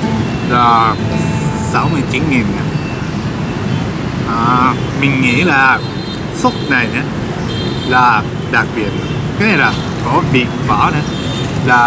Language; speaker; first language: Vietnamese; non-native, learner; Japanese